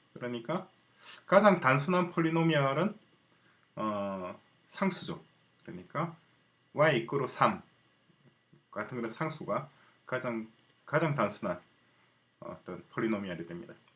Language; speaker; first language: Korean; native; Korean